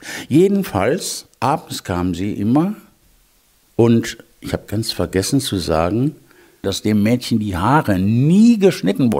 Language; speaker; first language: German; native; German